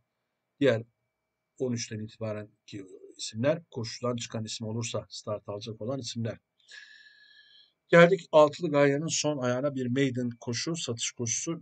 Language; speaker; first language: Turkish; native; Turkish